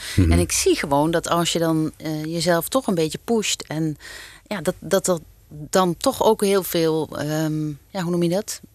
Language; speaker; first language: Dutch; native; Dutch